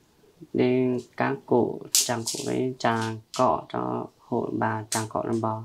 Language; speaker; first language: Vietnamese; non-native, local second language; Hmong